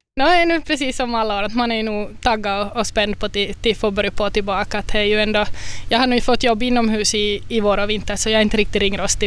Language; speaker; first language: Swedish; native; Swedish